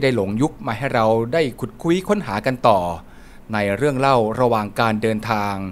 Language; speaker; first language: Thai; native; Thai